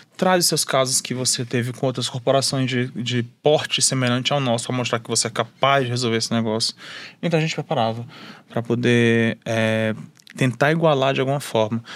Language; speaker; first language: Portuguese; native; Portuguese